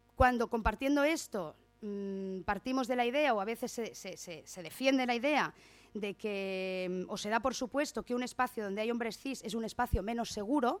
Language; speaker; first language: Spanish; native; Spanish